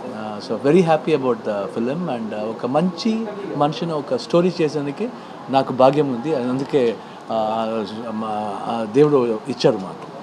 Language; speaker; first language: Telugu; non-native, learner; Kannada